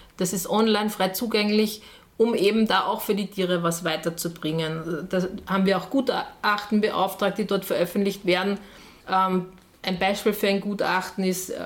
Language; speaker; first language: German; native; German